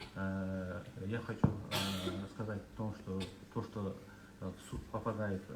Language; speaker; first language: Russian; non-native, local second language; Kazakh